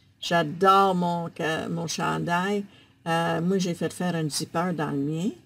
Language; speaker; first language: French; native; French